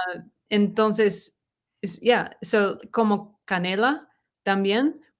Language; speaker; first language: Spanish; non-native, learner; English